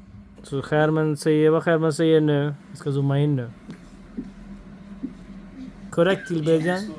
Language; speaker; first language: Swedish; non-native, fluent; Urdu